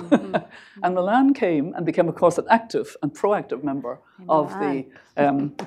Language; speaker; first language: English; native; English